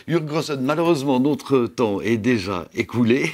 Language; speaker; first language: French; native; French